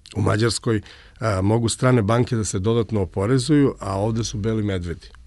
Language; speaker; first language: Serbian; native; Serbian